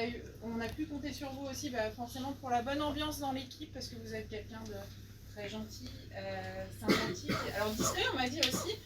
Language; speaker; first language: French; native; French